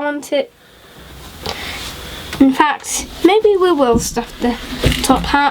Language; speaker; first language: English; native; English